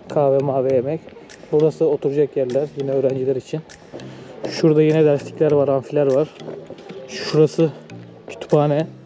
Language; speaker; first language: Turkish; native; Turkish